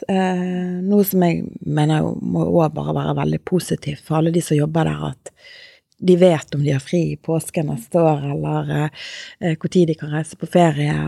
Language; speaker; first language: Norwegian; native; Norwegian